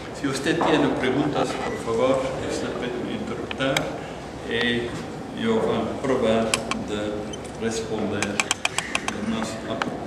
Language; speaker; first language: Spanish; non-native, fluent; Dutch